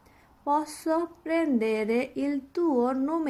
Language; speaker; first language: Italian; non-native, fluent; Bangla